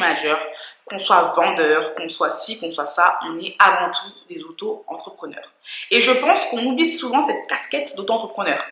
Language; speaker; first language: French; native; French